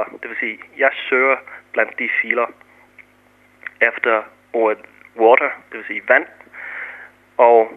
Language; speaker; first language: Danish; non-native, fluent; English